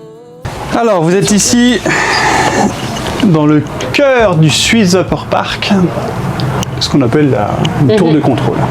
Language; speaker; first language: French; native; French